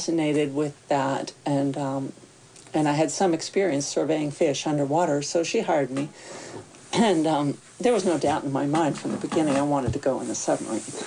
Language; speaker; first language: English; native; English